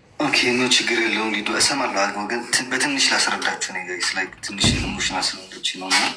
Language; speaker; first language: Amharic; non-native, local second language; Tigrinya